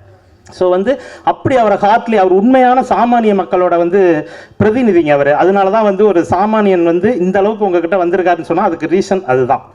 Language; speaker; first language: Tamil; native; Tamil